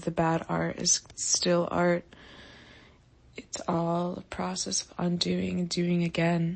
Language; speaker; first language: English; native; English